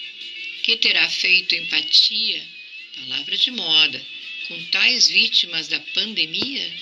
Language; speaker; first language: Portuguese; native; Portuguese